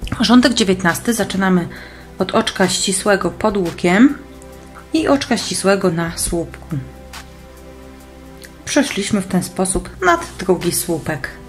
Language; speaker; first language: Polish; native; Polish